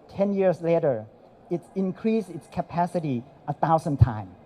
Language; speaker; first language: English; non-native, fluent; Thai